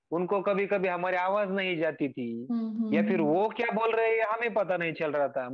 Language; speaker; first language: Hindi; non-native, local second language; Marathi